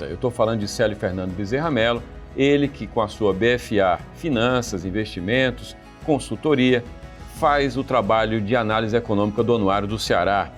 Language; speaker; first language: Portuguese; native; Portuguese